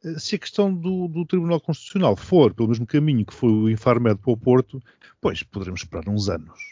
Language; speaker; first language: Portuguese; native; Portuguese